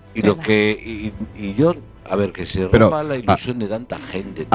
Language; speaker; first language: Spanish; native; Spanish